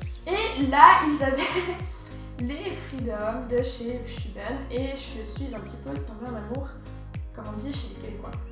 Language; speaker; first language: French; native; French